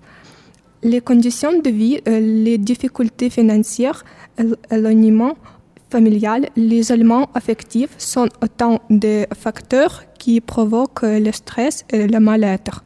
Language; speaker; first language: French; non-native, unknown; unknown